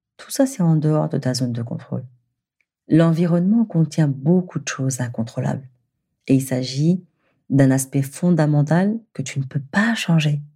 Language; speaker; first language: French; native; French